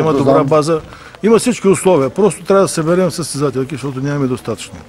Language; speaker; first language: Bulgarian; native; Bulgarian